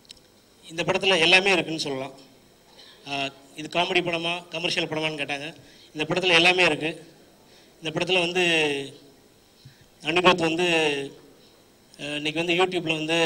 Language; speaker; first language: Tamil; native; Tamil